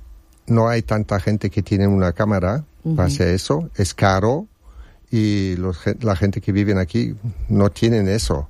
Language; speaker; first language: Spanish; non-native, learner; German